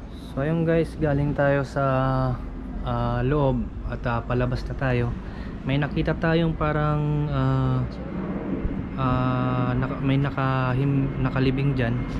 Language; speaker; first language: Filipino; non-native, local second language; Cebuano